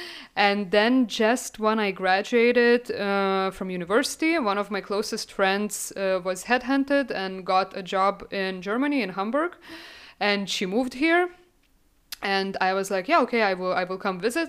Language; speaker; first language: English; non-native, fluent; Lithuanian